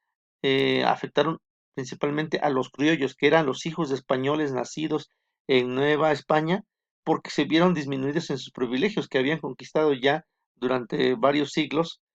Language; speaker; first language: Spanish; native; Spanish